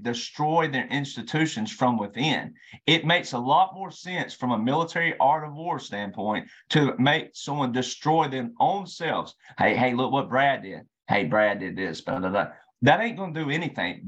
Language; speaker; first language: English; native; English